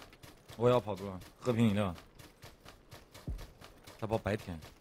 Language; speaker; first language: Chinese; native; Chinese